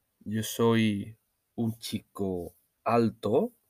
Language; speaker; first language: Spanish; non-native, learner; Norwegian